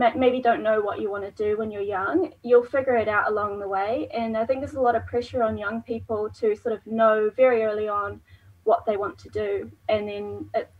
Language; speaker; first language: English; native; English